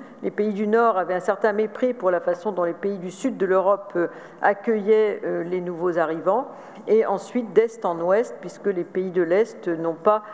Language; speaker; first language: French; native; French